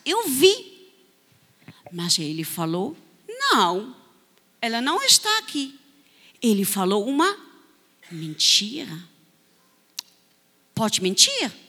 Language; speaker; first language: Portuguese; non-native, fluent; Dutch